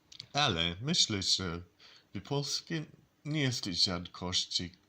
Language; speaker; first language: Polish; non-native, learner; English